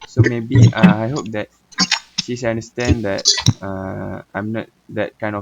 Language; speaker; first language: English; non-native, learner; Malay